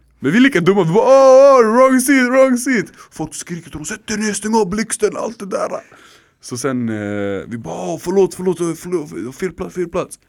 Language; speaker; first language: Swedish; early bilingual, other home language; Arabic